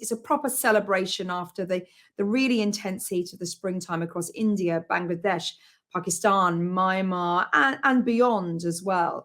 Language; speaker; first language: English; native; English